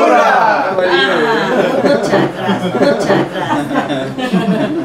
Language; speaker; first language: Spanish; non-native, learner; Vietnamese